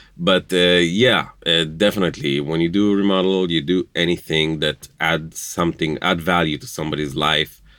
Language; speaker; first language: English; non-native, fluent; Hebrew